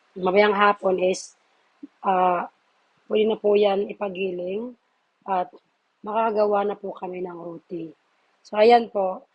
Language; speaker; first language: Filipino; non-native, local second language; Waray